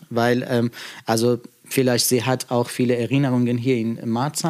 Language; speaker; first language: German; non-native, fluent; Persian